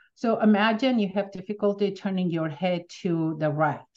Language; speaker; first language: English; early bilingual, other home language; Armenian